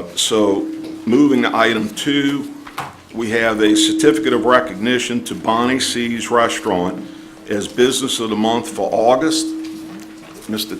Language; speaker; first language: English; native; English